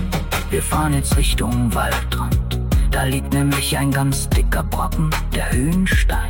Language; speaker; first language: German; native; German